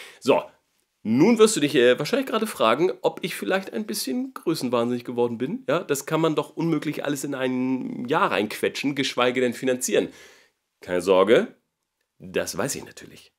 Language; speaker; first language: German; native; German